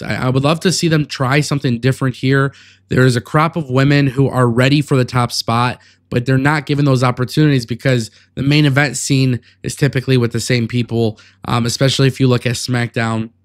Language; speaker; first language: English; native; English